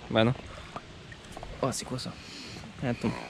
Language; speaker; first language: French; native; French